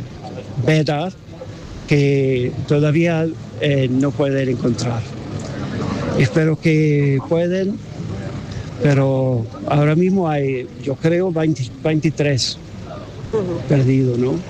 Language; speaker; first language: Spanish; non-native, fluent; English